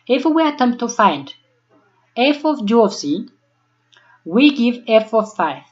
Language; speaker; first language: English; non-native, local second language; Amharic